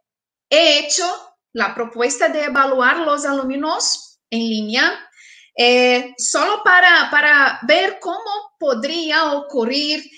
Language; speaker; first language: Spanish; non-native, fluent; Portuguese